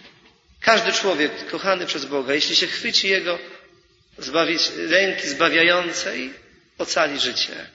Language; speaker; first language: Polish; native; Polish